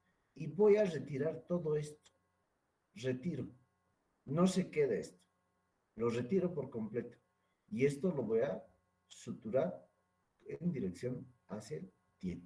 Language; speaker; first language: Spanish; native; Spanish